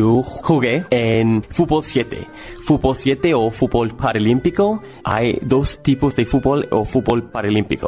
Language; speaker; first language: Spanish; non-native, fluent; English